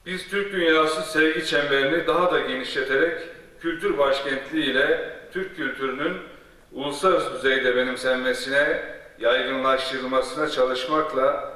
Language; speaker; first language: Turkish; native; Turkish